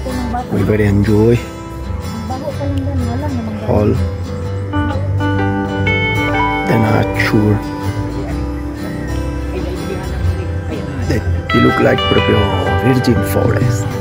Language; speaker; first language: English; non-native, learner; Italian